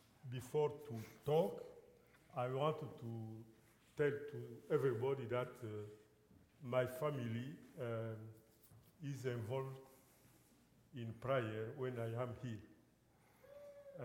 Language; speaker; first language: English; non-native, learner; Lingala